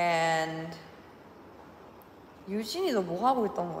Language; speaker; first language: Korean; non-native, fluent; Thai